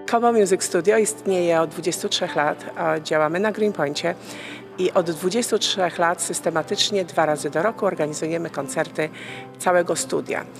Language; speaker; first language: Polish; native; Polish